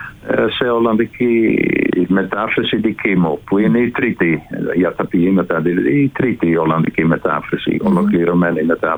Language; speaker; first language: Greek; non-native, fluent; Dutch